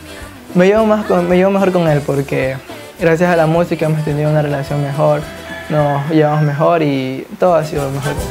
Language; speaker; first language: Spanish; native; Spanish